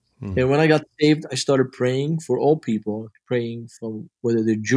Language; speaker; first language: English; non-native, fluent; Arabic